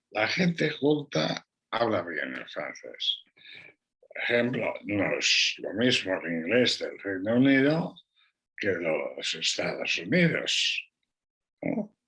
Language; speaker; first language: Spanish; non-native, local second language; Catalan